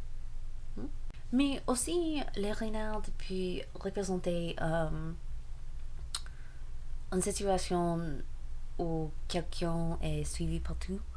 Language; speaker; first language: French; non-native, learner; English